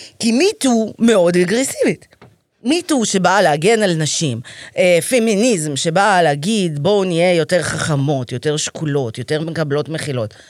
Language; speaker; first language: Hebrew; early bilingual, other home language; Russian